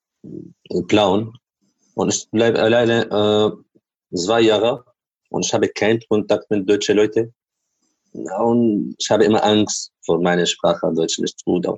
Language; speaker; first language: German; non-native, learner; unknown